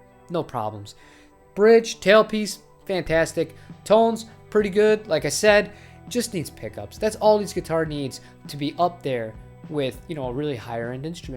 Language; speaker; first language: English; native; English